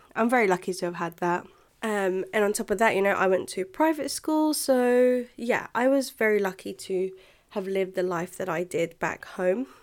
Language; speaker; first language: English; non-native, local second language; Filipino